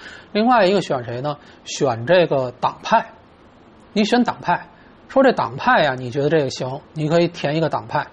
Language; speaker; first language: Chinese; native; Chinese